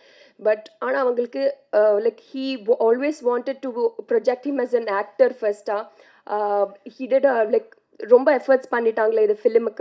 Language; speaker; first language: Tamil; non-native, learner; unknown